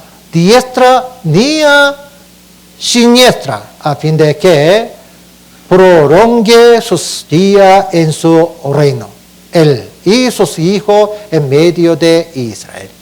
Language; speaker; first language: Spanish; non-native, learner; Korean